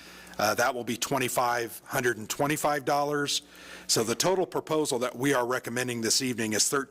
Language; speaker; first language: English; native; English